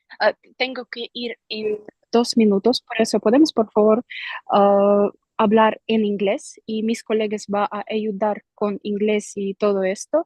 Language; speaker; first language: Spanish; non-native, learner; Russian